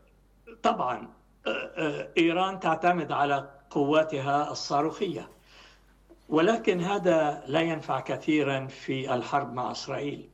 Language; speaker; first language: Arabic; native; Arabic